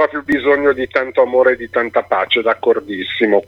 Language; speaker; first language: Italian; native; Italian